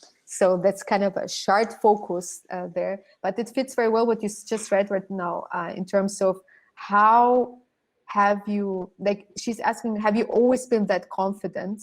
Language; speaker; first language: English; non-native, fluent; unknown